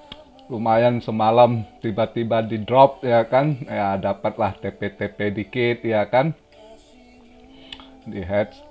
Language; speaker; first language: Indonesian; native; Indonesian